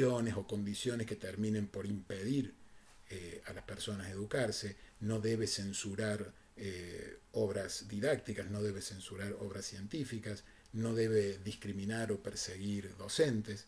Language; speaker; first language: Spanish; native; Spanish